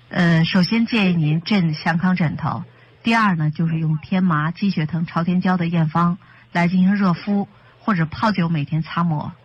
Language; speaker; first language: Chinese; native; Chinese